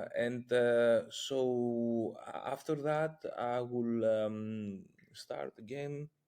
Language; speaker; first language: English; non-native, fluent; Greek